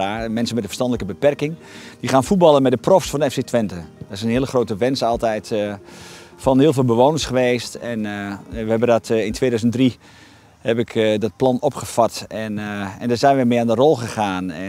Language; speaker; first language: Dutch; native; Dutch